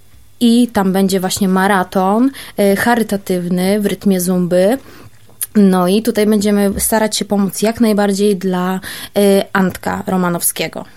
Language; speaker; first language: Polish; native; Polish